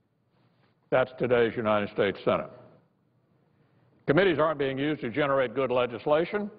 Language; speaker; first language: English; native; English